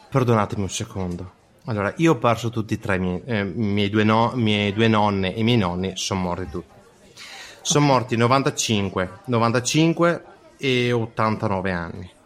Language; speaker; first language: Italian; native; Italian